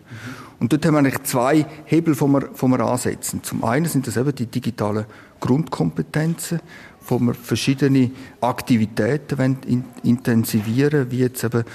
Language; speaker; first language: German; native; German